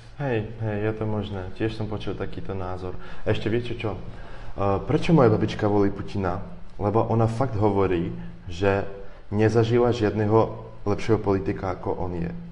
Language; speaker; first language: Slovak; non-native, fluent; Russian